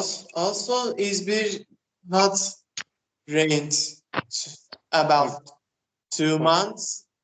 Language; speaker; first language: English; non-native, learner; Turkish